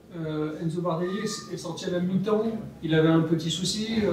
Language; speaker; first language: French; native; French